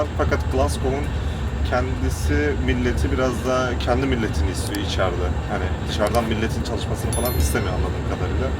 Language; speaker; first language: Turkish; native; Turkish